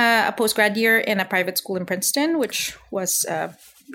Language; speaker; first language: English; non-native, local second language; Filipino